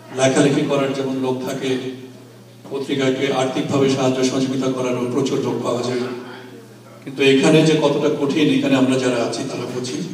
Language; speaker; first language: Bangla; native; Bangla